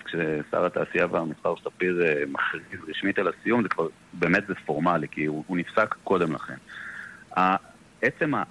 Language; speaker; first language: Hebrew; native; Hebrew